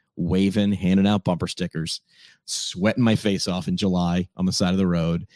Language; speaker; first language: English; native; English